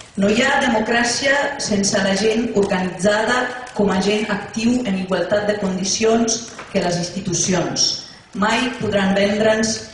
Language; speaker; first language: Catalan; non-native, fluent; Italian